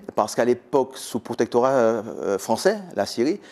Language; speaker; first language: French; native; French